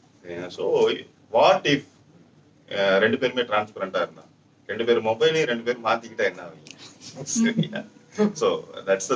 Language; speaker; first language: Tamil; native; Tamil